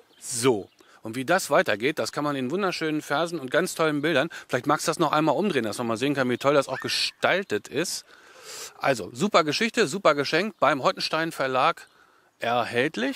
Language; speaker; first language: German; native; German